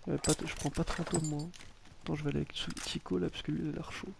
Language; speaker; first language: French; native; French